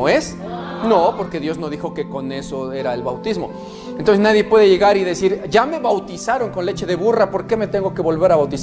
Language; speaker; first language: Spanish; native; Spanish